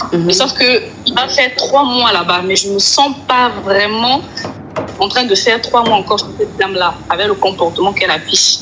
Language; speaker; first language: French; non-native, local second language; Lingala